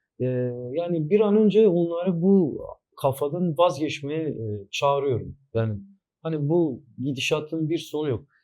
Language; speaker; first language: Turkish; non-native, local second language; Kurdish